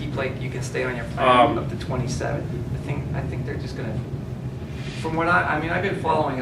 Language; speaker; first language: English; native; English